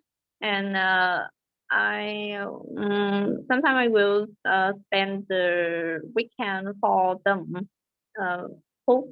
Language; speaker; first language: English; non-native, learner; Vietnamese